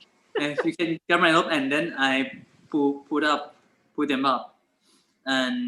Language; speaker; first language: English; non-native, learner; Thai